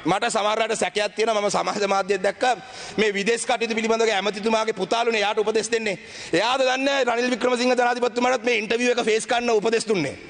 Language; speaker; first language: Sinhala; non-native, local second language; Tamil